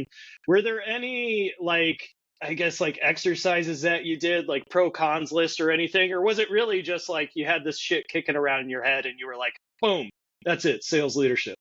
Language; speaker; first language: English; native; English